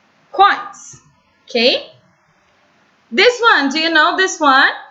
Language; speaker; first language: English; non-native, fluent; Portuguese